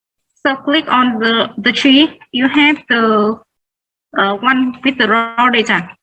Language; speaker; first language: English; non-native, learner; Vietnamese